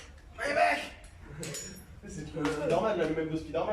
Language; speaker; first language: French; native; French